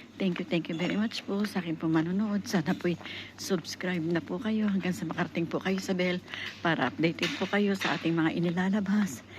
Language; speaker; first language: Filipino; native; Filipino